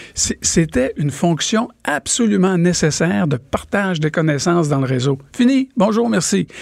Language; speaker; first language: French; native; French